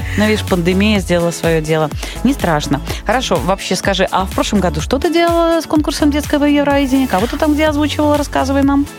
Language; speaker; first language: Russian; native; Russian